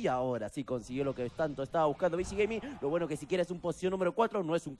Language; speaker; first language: Spanish; native; Spanish